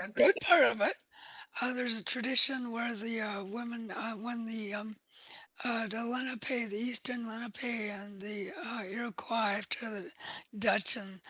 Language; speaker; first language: English; native; English